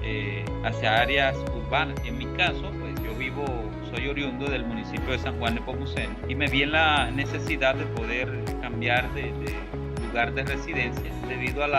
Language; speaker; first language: Spanish; native; Spanish